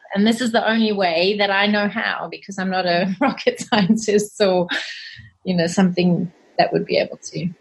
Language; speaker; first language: English; native; English